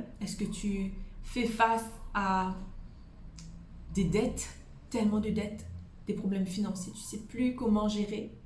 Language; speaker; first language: French; native; French